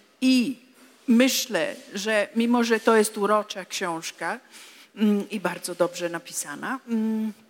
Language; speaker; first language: Polish; non-native, fluent; Italian